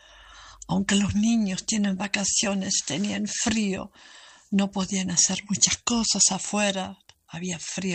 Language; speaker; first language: Spanish; non-native, fluent; German